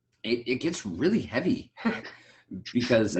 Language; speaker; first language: English; native; English